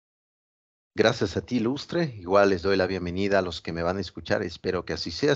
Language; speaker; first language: Spanish; native; Spanish